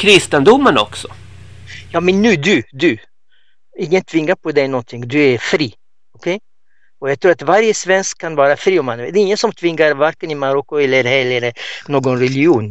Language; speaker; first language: Swedish; non-native, fluent; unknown